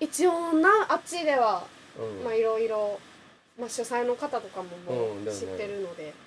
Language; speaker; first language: Japanese; native; Japanese